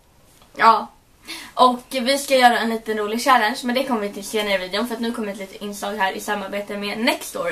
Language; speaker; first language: Swedish; native; Swedish